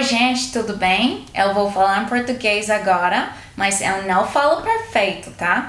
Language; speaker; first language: Portuguese; non-native, learner; English